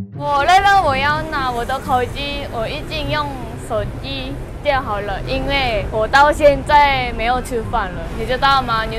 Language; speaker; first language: Chinese; non-native, fluent; Korean